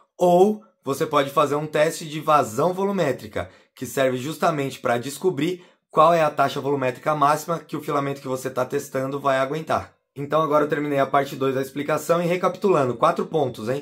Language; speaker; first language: Portuguese; native; Portuguese